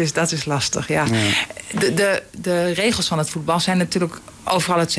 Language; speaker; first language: Dutch; native; Dutch